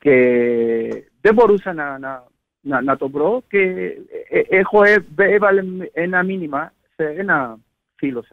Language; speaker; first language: Greek; non-native, learner; Spanish